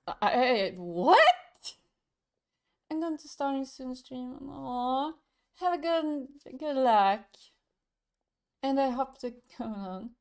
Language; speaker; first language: English; non-native, learner; Swedish